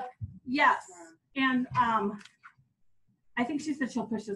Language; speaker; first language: English; native; English